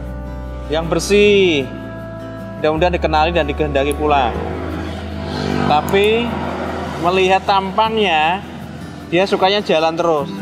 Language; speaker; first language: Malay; non-native, local second language; Javanese